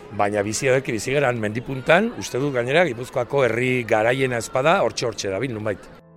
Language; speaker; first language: Basque; native; Basque